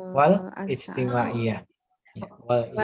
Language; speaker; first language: Arabic; non-native, fluent; Indonesian